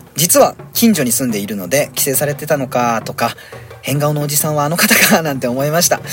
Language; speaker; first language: Japanese; native; Japanese